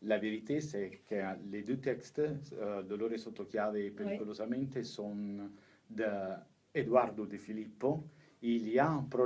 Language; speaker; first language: French; non-native, learner; Italian